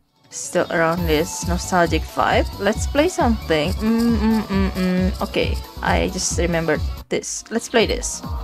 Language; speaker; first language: English; non-native, fluent; Indonesian